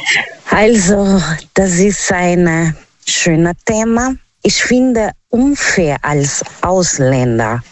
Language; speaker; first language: German; non-native, learner; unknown